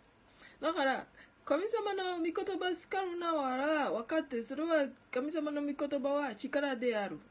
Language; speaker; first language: Japanese; non-native, learner; Ganda